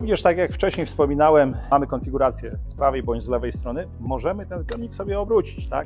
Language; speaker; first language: Polish; native; Polish